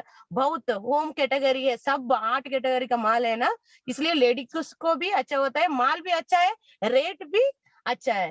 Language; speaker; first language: Hindi; non-native, local second language; Kannada